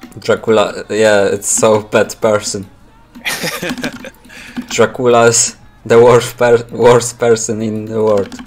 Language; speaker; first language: English; non-native, learner; Polish